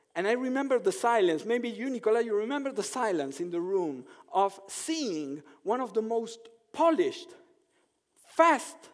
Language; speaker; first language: English; non-native, fluent; Spanish